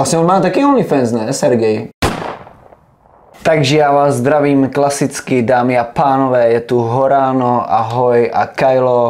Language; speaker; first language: Czech; native; Czech